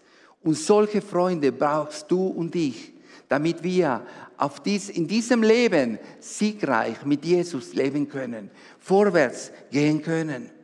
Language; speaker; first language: German; non-native, fluent; Spanish